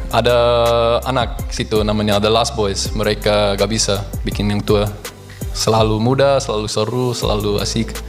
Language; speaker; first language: Indonesian; non-native, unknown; English